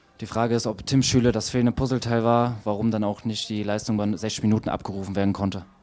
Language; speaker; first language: German; native; German